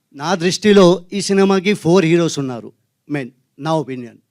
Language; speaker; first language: Telugu; non-native, learner; Hindi